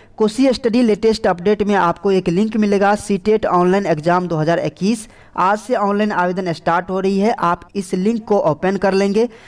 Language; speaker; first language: Hindi; native; Hindi